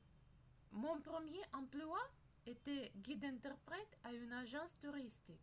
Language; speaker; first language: French; non-native, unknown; Russian